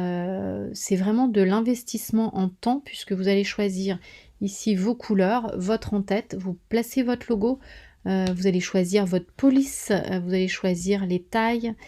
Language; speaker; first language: French; native; French